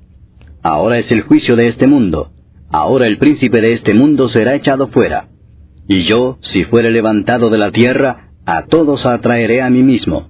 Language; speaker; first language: Spanish; native; Spanish